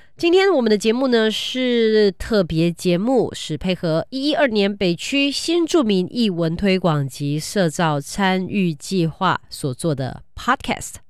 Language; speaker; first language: Chinese; native; Chinese